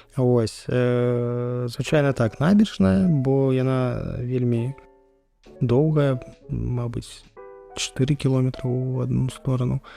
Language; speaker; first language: Belarusian; non-native, local second language; Russian